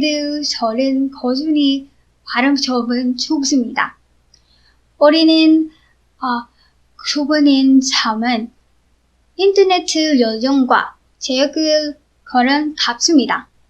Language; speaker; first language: Korean; non-native, learner; Filipino